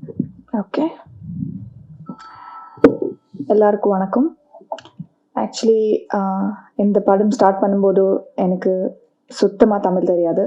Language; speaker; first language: Tamil; non-native, learner; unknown